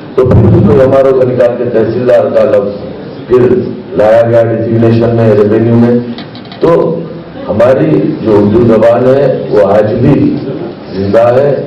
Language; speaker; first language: Urdu; native; Urdu